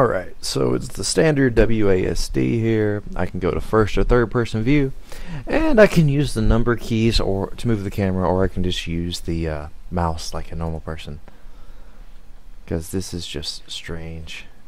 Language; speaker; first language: English; native; English